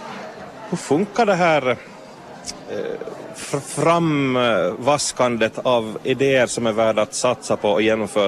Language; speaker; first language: Swedish; native; Swedish